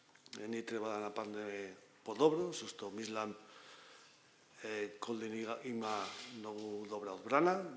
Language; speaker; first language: Macedonian; non-native, learner; Spanish